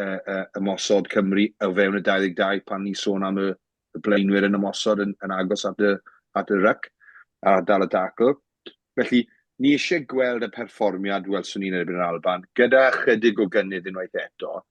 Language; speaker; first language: Welsh; native; Welsh